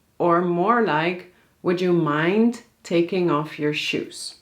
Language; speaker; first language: English; non-native, fluent; Dutch